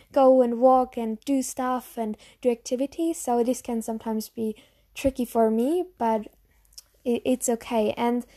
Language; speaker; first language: English; non-native, fluent; German